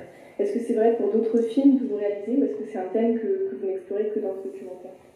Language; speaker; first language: French; native; French